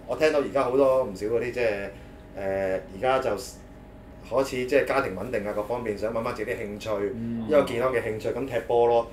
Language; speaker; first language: Cantonese; native; Cantonese